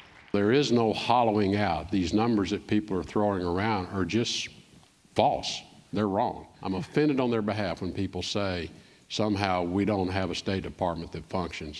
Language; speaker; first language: English; native; English